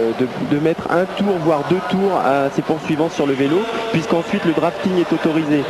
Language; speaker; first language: French; native; French